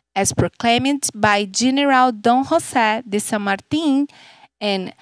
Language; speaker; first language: English; non-native, fluent; Portuguese